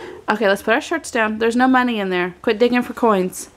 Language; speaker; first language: English; native; English